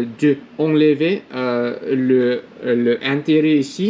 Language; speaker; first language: French; non-native, learner; English